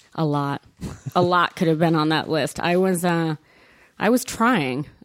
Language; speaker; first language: English; early bilingual, other home language; Italian